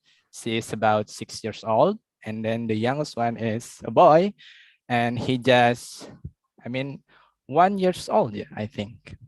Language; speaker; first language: English; non-native, learner; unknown